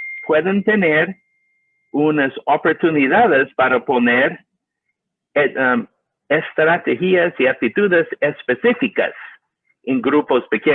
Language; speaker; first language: Spanish; non-native, learner; English